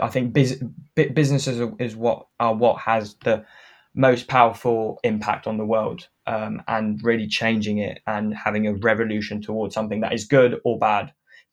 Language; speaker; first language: English; non-native, fluent; French